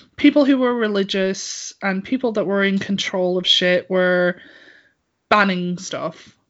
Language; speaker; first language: English; native; English